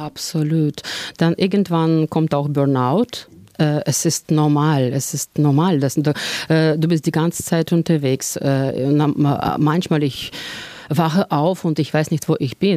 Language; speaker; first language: German; non-native, fluent; Russian